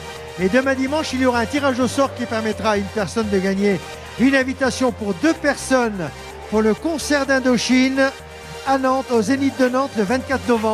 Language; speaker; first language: French; native; French